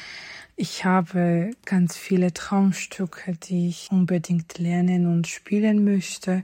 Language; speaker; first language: German; non-native, fluent; Georgian